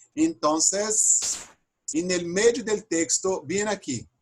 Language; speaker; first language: Spanish; non-native, fluent; Portuguese